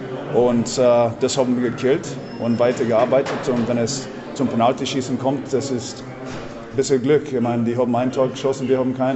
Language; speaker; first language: German; non-native, fluent; English